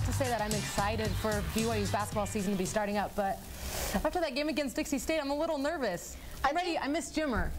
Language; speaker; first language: English; native; English